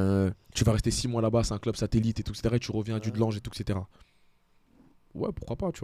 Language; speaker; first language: French; native; French